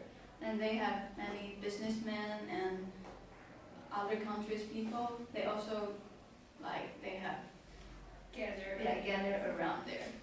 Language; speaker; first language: English; non-native, learner; Chinese